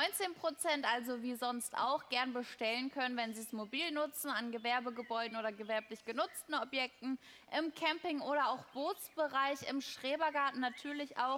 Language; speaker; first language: German; native; German